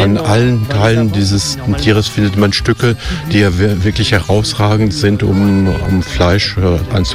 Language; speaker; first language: German; native; German